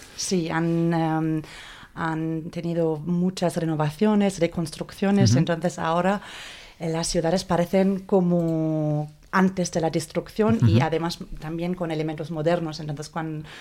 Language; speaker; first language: Spanish; non-native, fluent; German